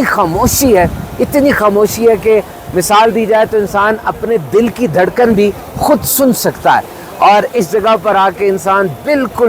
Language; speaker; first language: Urdu; native; Urdu